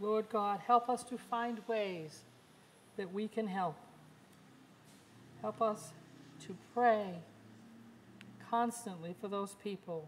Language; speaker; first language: English; native; English